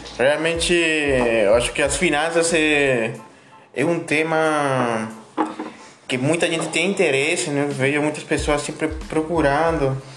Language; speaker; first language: Portuguese; non-native, fluent; Spanish